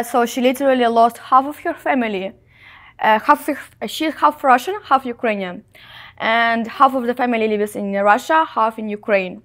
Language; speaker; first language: English; non-native, fluent; Ukrainian